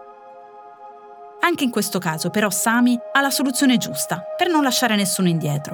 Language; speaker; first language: Italian; native; Italian